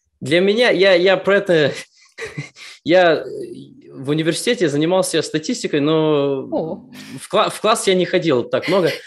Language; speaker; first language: Russian; early bilingual, heritage; Russian